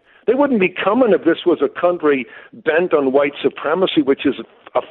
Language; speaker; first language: English; native; English